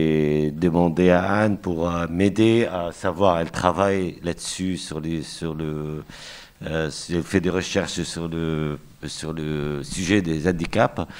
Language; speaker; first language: French; non-native, fluent; Arabic